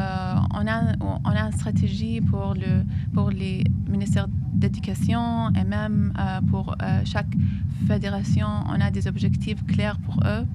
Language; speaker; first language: French; non-native, fluent; Arabic